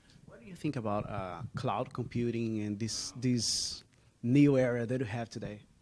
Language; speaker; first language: English; non-native, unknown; Portuguese